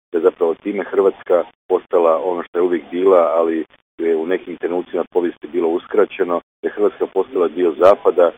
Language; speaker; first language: Croatian; native; Croatian